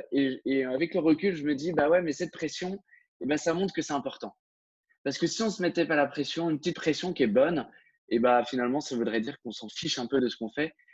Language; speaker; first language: French; native; French